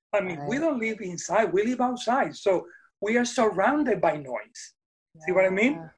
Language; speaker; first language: English; non-native, fluent; Spanish